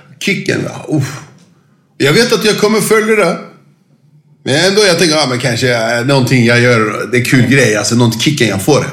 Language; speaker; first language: Swedish; non-native, fluent; Turkish